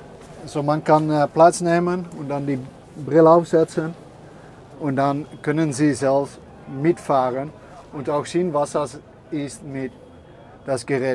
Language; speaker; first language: German; non-native, learner; Dutch